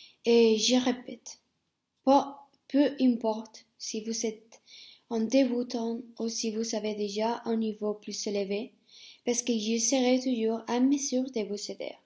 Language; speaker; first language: French; non-native, fluent; Spanish